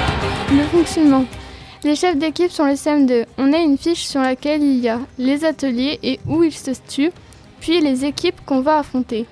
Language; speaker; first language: French; native; French